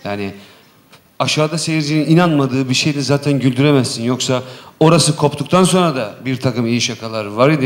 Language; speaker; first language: Turkish; native; Turkish